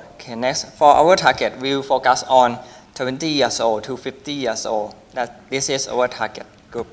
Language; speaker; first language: English; non-native, learner; Thai